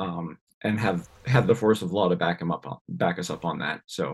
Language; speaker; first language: English; native; English